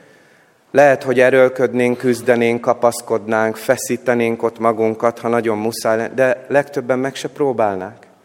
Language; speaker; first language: Hungarian; native; Hungarian